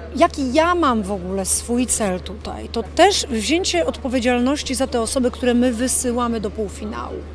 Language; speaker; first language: Polish; native; Polish